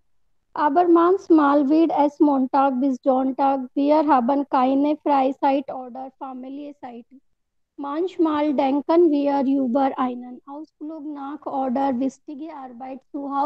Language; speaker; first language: German; non-native, learner; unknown